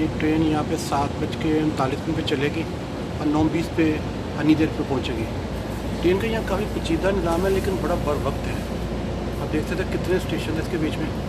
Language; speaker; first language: Hindi; non-native, local second language; Punjabi